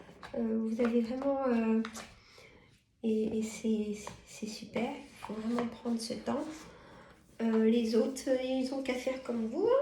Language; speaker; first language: French; native; French